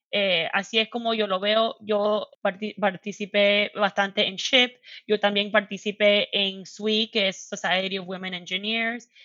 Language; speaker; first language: Spanish; early bilingual, heritage; Spanish